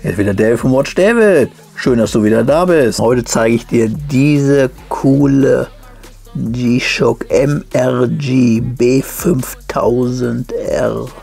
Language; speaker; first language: German; native; German